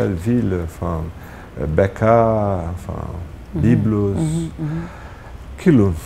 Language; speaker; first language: French; non-native, fluent; Portuguese